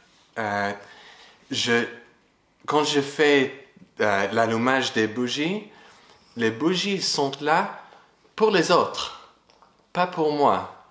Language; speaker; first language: French; non-native, fluent; English